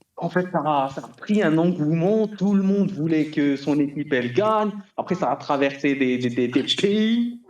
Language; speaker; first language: French; early bilingual, other home language; Arabic